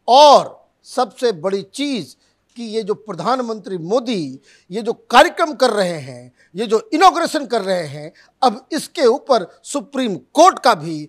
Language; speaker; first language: Hindi; native; Hindi